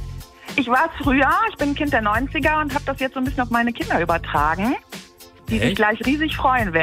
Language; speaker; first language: German; native; German